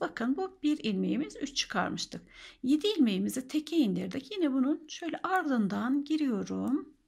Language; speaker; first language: Turkish; native; Turkish